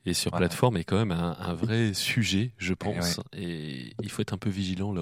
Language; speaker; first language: French; native; French